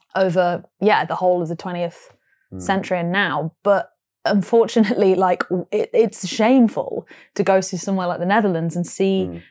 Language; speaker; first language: English; native; English